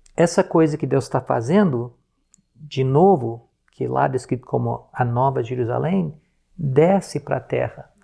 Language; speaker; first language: Portuguese; non-native, fluent; English